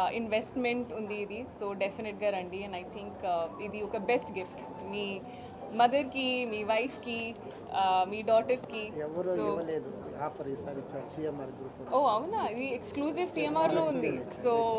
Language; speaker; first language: Telugu; non-native, learner; Hindi